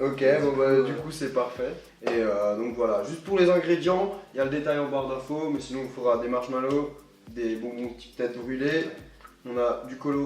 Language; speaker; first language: French; native; French